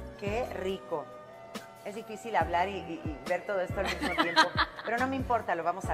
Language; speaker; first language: Spanish; early bilingual, other home language; Romanian